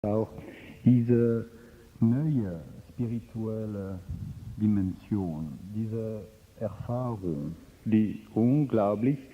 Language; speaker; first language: German; non-native, fluent; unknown